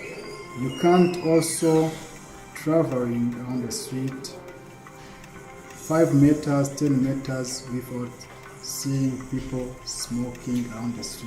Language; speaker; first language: English; non-native, learner; Kinyarwanda